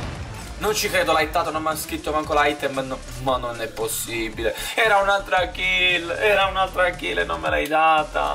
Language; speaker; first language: Italian; native; Italian